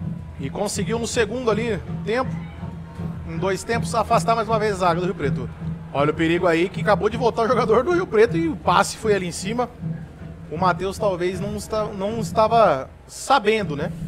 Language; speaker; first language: Portuguese; native; Portuguese